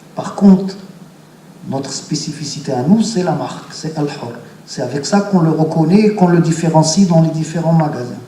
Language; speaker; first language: French; non-native, local second language; Arabic